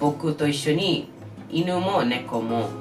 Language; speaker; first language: Japanese; non-native, learner; English